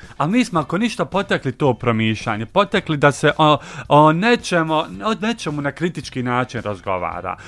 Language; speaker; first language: Bosnian; native; Bosnian